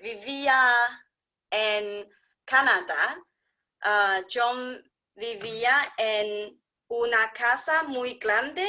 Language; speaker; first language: Spanish; non-native, learner; English